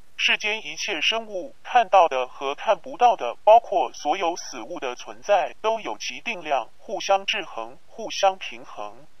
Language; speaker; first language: Chinese; non-native, local second language; Cantonese